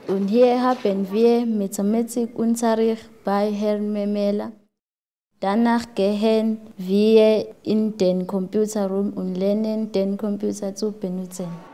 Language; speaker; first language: German; non-native, learner; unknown